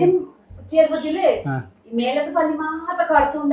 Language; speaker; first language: Malayalam; non-native, learner; Nepali